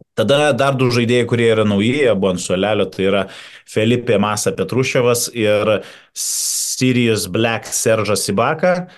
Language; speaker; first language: Lithuanian; native; Lithuanian